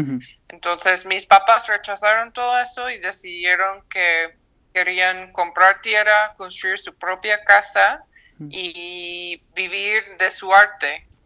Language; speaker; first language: Spanish; non-native, fluent; English